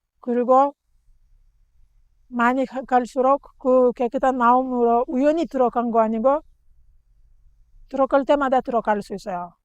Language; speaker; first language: Korean; non-native, learner; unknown